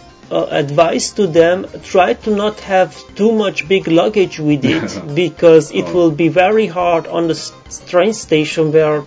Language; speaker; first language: English; non-native, learner; Romanian